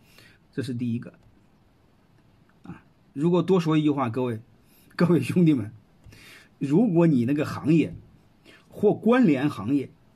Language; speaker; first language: Chinese; native; Chinese